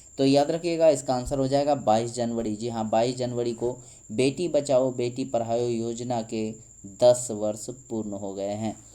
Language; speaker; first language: Hindi; native; Hindi